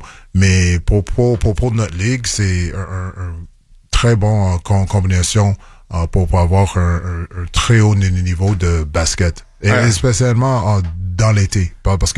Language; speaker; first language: French; non-native, local second language; English